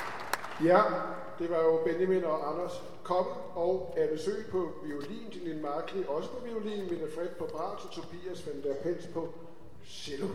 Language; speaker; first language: Danish; native; Danish